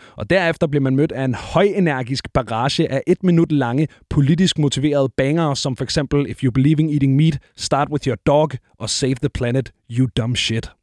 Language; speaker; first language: Danish; native; Danish